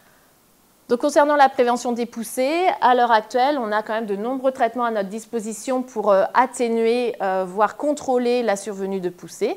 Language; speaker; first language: French; native; French